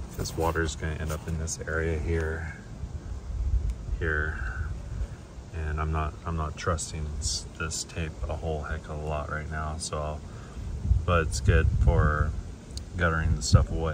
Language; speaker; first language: English; native; English